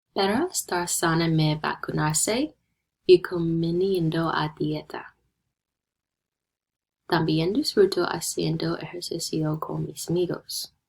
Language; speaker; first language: Spanish; non-native, learner; English